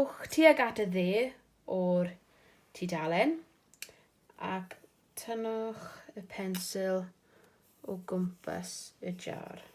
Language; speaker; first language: Welsh; non-native, local second language; English